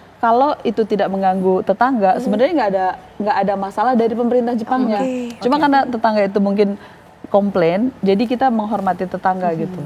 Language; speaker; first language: Indonesian; native; Indonesian